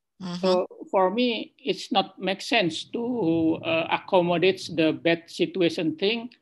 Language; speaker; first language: English; non-native, fluent; Indonesian